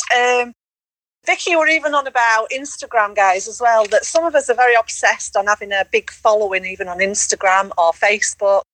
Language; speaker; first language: English; native; English